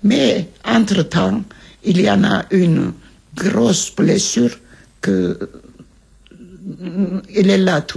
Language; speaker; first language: French; early bilingual, other home language; Armenian